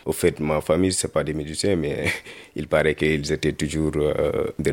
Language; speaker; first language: French; non-native, local second language; Wolof